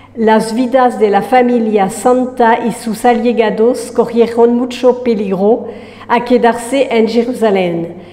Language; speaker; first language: Spanish; non-native, fluent; French